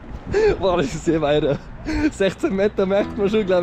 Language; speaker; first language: German; native; German